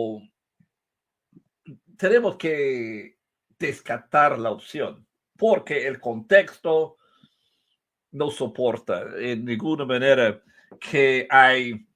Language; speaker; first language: Spanish; non-native, fluent; English